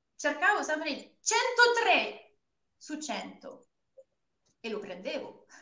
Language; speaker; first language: Italian; non-native, fluent; French